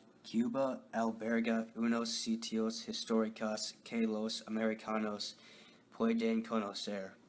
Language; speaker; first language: Spanish; non-native, learner; English